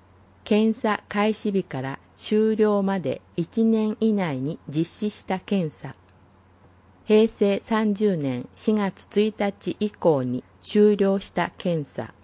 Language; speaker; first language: Japanese; native; Japanese